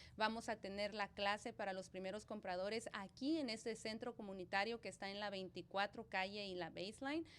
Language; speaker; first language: Spanish; early bilingual, other home language; English